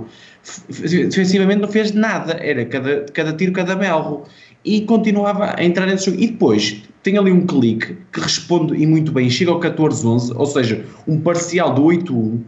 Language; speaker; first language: Portuguese; native; Portuguese